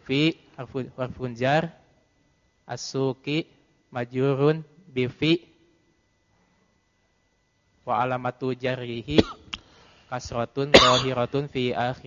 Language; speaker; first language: Arabic; non-native, learner; Indonesian